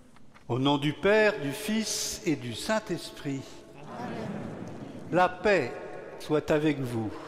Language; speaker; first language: French; native; French